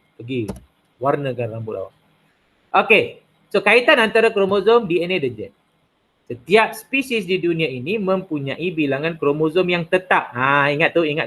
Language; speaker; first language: Malay; non-native, local second language; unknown